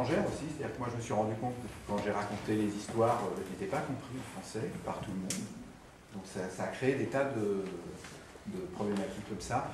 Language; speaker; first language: French; native; French